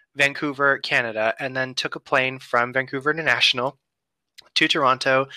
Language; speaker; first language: English; native; English